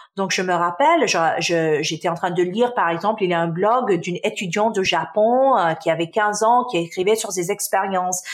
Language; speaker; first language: French; early bilingual, other home language; Arabic